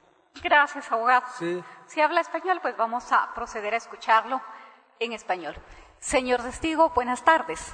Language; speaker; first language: Spanish; native; Spanish